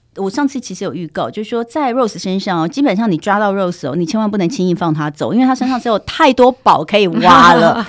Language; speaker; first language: Chinese; native; Chinese